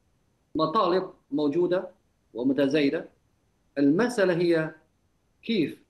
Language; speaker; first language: Arabic; non-native, fluent; Chinese